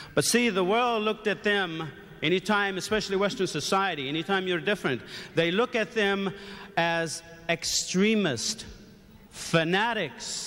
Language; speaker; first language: English; native; English